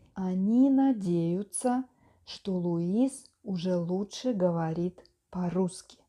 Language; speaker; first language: Russian; non-native, fluent; Spanish